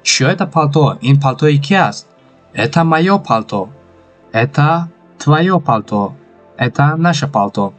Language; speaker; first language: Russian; non-native, local second language; Tajik